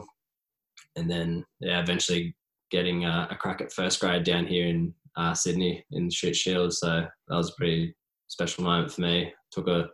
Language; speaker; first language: English; native; English